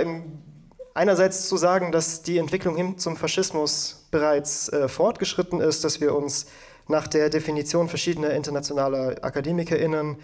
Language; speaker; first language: German; native; German